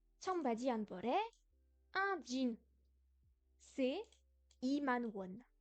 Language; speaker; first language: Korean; non-native, fluent; French